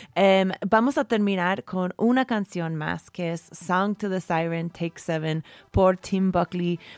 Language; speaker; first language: Spanish; non-native, fluent; English